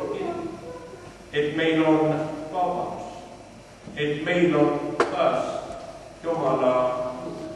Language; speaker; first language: Estonian; non-native, learner; Swedish